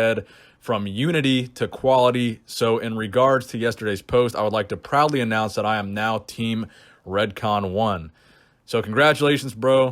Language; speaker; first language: English; native; English